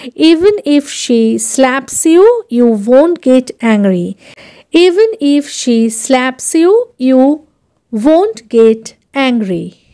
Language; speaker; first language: English; non-native, local second language; Bangla